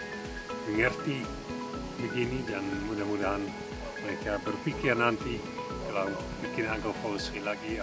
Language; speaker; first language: Indonesian; non-native, fluent; Dutch